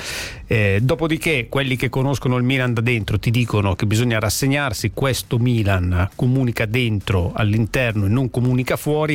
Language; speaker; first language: Italian; native; Italian